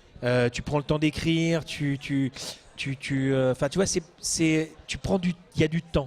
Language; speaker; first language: French; native; French